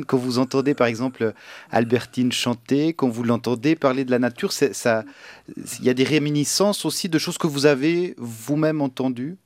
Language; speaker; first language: French; native; French